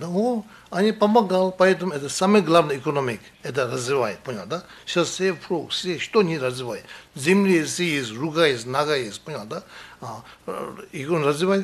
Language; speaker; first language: Russian; non-native, learner; Tibetan